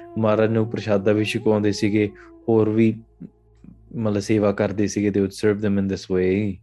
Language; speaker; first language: English; early bilingual, other home language; Punjabi